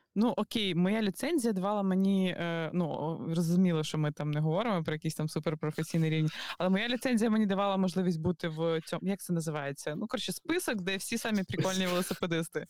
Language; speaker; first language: Ukrainian; native; Ukrainian